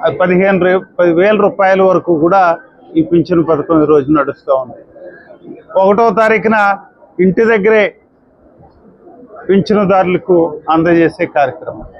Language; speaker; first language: Telugu; native; Telugu